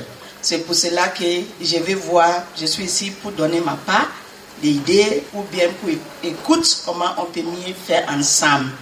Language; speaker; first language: French; non-native, learner; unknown